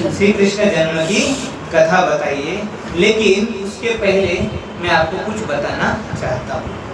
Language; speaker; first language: Hindi; non-native, local second language; Marathi